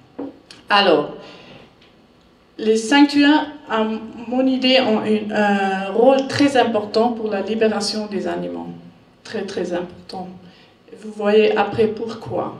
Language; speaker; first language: French; non-native, learner; German